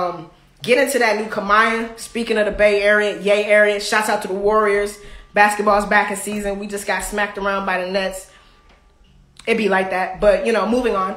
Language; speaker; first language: English; native; English